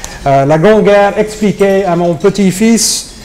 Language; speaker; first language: French; non-native, fluent; English